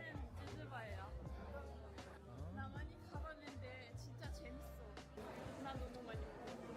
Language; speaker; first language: Korean; non-native, fluent; French